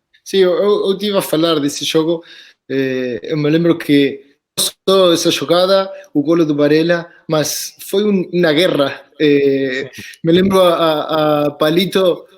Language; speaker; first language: Portuguese; non-native, fluent; Spanish